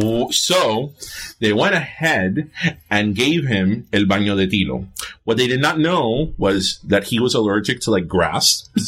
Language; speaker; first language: English; early bilingual, other home language; Spanish